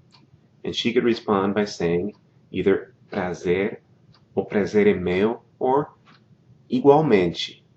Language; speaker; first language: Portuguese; non-native, fluent; English